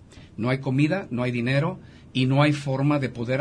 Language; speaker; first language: Spanish; native; Spanish